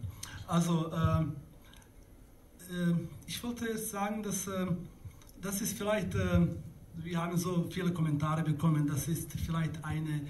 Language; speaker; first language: German; non-native, learner; Bosnian